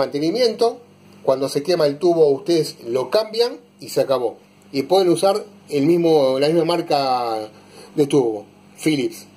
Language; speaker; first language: Spanish; native; Spanish